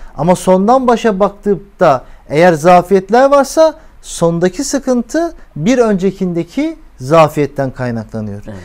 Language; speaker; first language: Turkish; native; Turkish